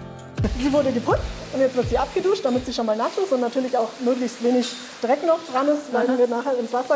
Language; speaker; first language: German; native; German